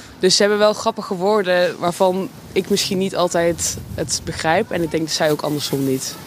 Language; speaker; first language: Dutch; native; Dutch